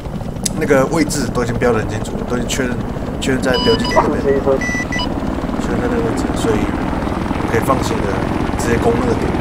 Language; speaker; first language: Chinese; native; Chinese